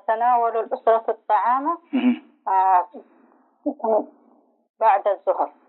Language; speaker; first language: Arabic; non-native, learner; Tigrinya